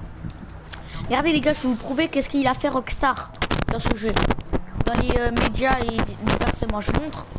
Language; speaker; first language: French; native; French